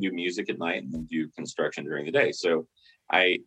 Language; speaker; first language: English; native; English